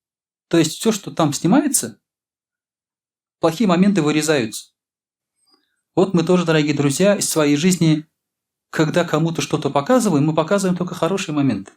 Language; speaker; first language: Russian; non-native, local second language; Tatar